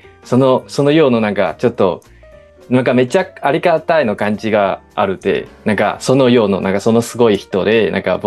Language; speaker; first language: Japanese; non-native, learner; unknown